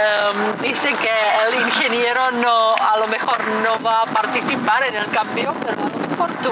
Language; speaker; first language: Spanish; non-native, fluent; Czech